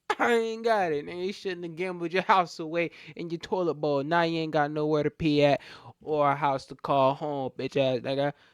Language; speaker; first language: English; native; English